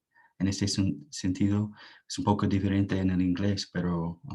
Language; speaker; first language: Spanish; non-native, fluent; English